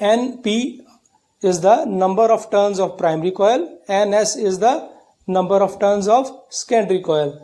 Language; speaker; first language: English; non-native, local second language; Punjabi